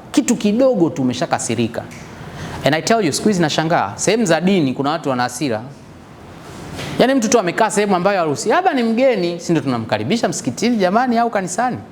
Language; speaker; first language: Swahili; non-native, local second language; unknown